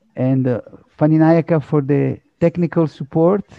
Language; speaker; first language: English; non-native, fluent; Italian